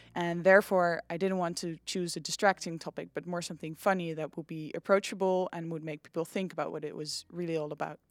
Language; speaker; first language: English; non-native, fluent; Dutch